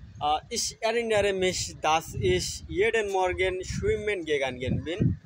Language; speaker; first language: German; non-native, learner; Bangla